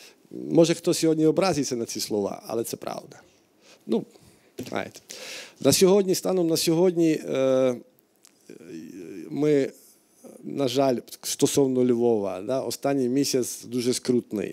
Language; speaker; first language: Ukrainian; non-native, fluent; Slovak